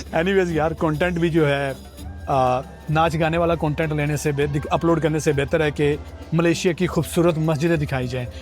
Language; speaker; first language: Urdu; native; Urdu